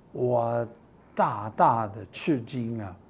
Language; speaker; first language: Chinese; non-native, fluent; English